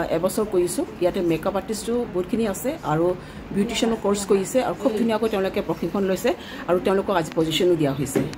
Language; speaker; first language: Assamese; native; Assamese